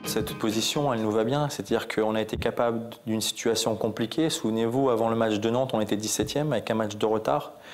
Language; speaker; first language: French; native; French